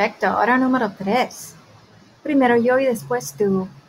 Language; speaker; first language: Spanish; early bilingual, heritage; Spanish